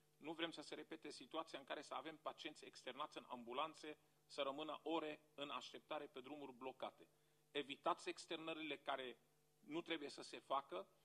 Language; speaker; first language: Romanian; non-native, fluent; Arabic